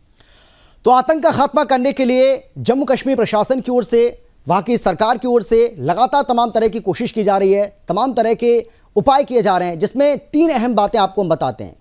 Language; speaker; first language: Hindi; native; Hindi